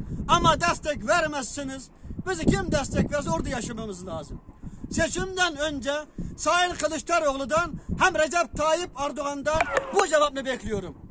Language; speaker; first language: Turkish; non-native, learner; Uyghur